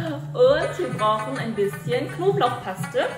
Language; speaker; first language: German; early bilingual, other home language; Persian